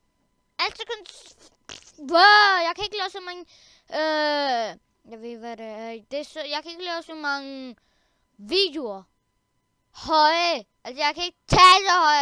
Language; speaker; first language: Danish; early bilingual, other home language; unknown